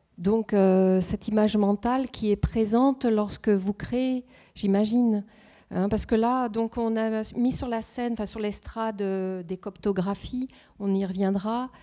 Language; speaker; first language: French; native; French